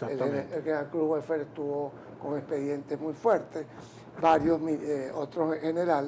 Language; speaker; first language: Spanish; native; Spanish